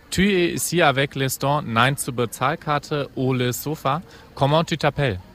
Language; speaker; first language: French; non-native, fluent; German